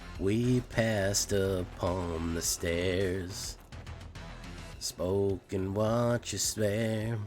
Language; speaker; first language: English; native; English